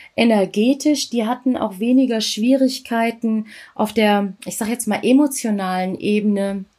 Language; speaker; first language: German; native; German